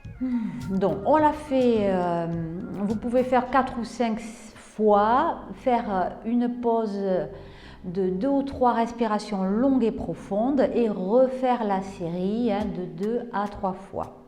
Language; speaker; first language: French; native; French